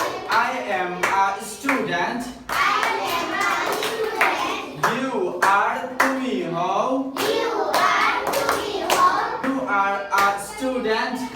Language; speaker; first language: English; non-native, fluent; Bangla